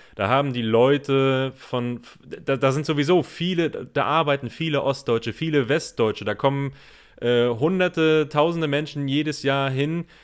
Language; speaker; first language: German; native; German